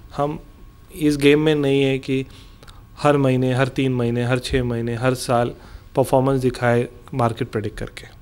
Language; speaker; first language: Hindi; non-native, local second language; Gujarati